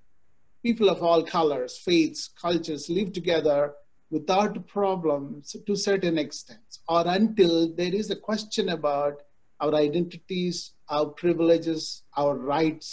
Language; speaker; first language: English; non-native, local second language; Telugu